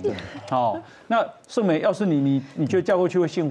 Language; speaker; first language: Chinese; native; Chinese